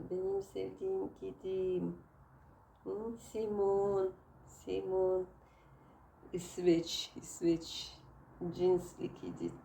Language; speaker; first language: Turkish; non-native, learner; Russian